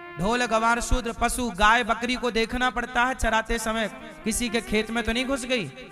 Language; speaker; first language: Hindi; native; Hindi